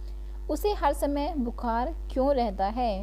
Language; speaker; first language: Hindi; native; Hindi